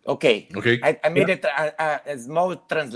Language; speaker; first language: English; non-native, learner; Portuguese